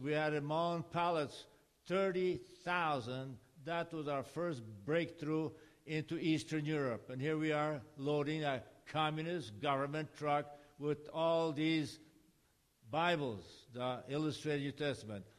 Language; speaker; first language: English; early bilingual, other home language; Ukrainian